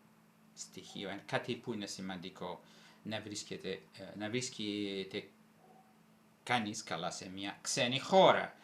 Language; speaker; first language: Greek; non-native, fluent; Italian